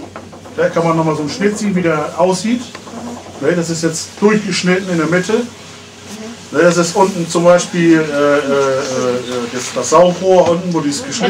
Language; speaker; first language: German; native; German